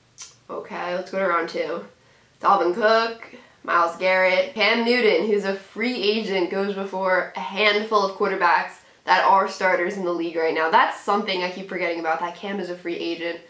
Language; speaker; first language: English; native; English